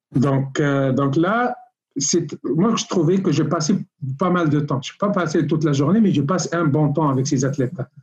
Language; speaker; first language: French; non-native, local second language; Arabic